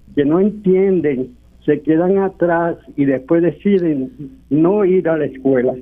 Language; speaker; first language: Spanish; native; Spanish